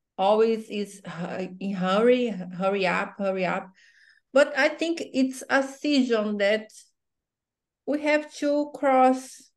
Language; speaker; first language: English; non-native, learner; Portuguese